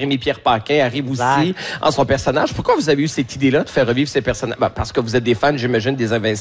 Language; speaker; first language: French; native; French